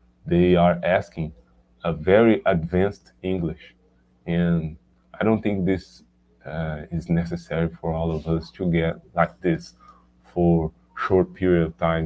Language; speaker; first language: English; non-native, learner; Portuguese